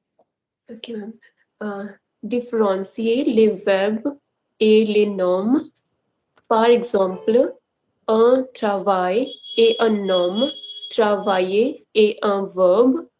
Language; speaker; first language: French; non-native, learner; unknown